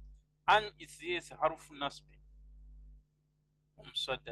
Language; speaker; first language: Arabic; non-native, fluent; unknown